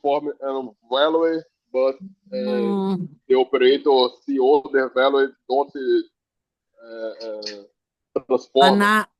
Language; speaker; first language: English; non-native, learner; Portuguese